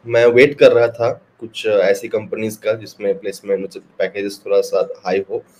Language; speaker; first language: Hindi; non-native, local second language; Bangla